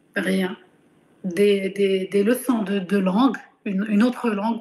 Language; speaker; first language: French; non-native, local second language; Arabic